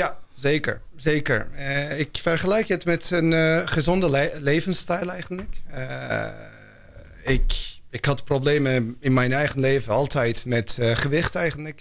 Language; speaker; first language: Dutch; non-native, fluent; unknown